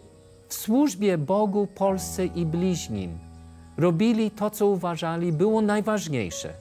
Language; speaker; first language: Polish; early bilingual, heritage; English